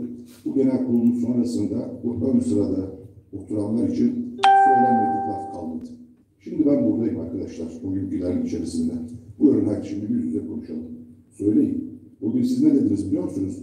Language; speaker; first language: Turkish; native; Turkish